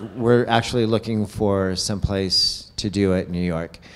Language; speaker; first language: English; native; English